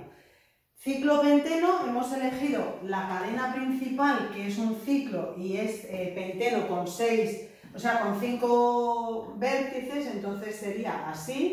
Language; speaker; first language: Spanish; native; Spanish